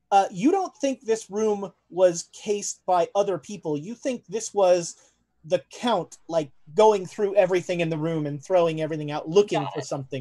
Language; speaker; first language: English; native; English